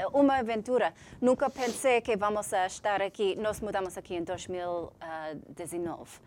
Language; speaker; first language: Portuguese; non-native, learner; English